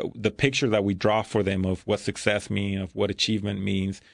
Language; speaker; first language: English; early bilingual, other home language; Spanish